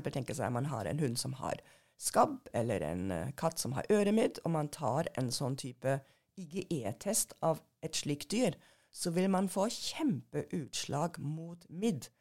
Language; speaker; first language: Norwegian; non-native, fluent; German